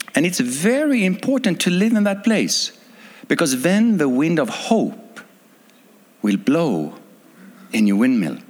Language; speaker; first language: English; non-native, fluent; Swedish